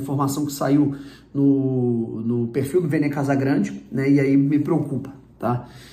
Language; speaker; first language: Portuguese; native; Portuguese